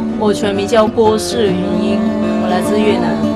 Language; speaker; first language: Chinese; non-native, learner; Vietnamese